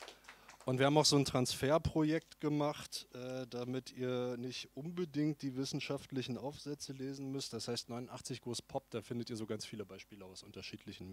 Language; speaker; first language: German; native; German